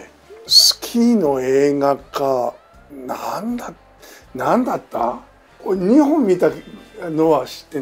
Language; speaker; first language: Japanese; native; Japanese